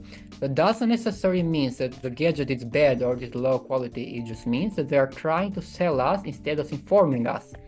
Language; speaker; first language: English; non-native, fluent; Albanian